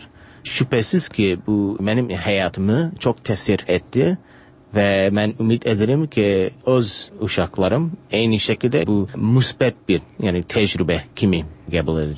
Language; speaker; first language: Turkish; non-native, fluent; English